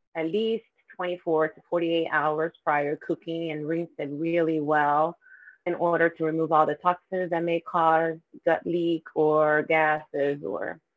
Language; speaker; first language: English; non-native, fluent; Portuguese